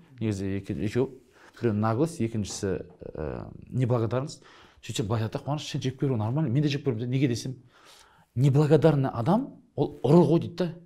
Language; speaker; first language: Kazakh; native; Kazakh